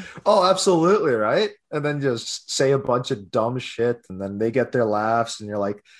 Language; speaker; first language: English; native; English